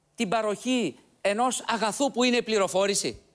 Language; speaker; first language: Greek; native; Greek